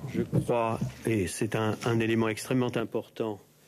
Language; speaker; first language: French; native; French